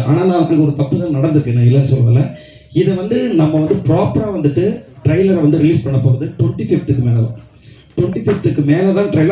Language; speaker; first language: Tamil; native; Tamil